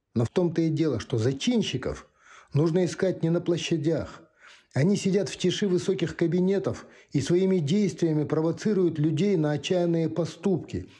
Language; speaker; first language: Russian; non-native, local second language; Kazakh